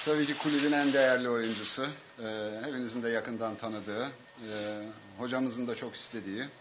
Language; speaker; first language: Turkish; native; Turkish